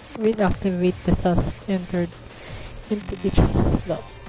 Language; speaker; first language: English; non-native, local second language; Filipino